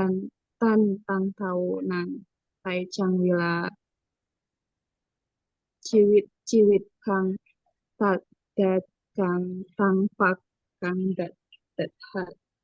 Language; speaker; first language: Thai; non-native, learner; Indonesian